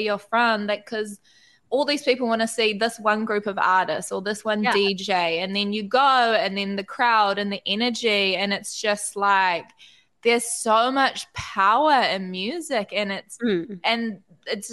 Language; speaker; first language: English; native; English